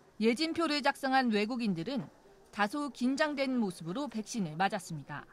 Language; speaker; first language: Korean; native; Korean